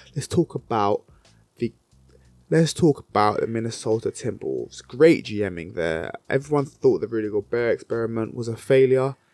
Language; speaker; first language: English; native; English